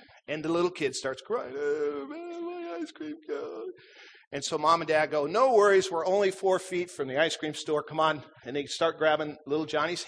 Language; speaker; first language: English; native; English